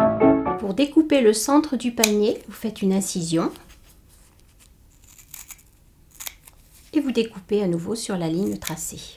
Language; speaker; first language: French; native; French